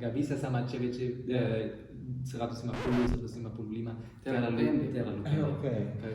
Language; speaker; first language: Indonesian; non-native, learner; German